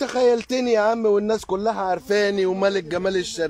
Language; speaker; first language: Arabic; native; Arabic